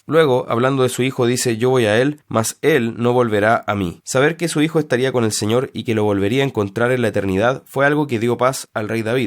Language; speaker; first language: Spanish; native; Spanish